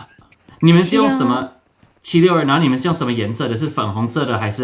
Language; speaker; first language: Chinese; early bilingual, heritage; Chinese